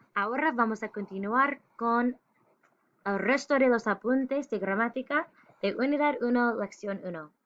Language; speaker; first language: Spanish; non-native, fluent; English